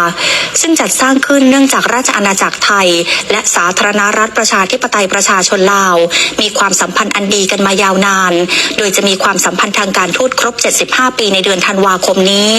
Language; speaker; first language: Thai; native; Thai